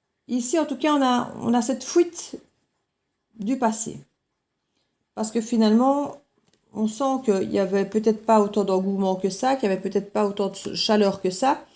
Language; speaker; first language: French; native; French